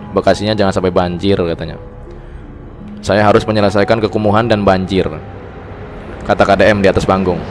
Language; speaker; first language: Indonesian; native; Indonesian